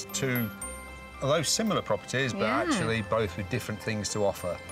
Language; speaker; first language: English; native; English